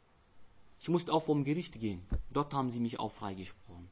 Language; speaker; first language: German; non-native, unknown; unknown